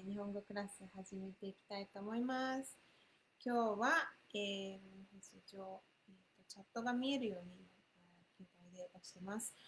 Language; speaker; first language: Japanese; non-native, fluent; English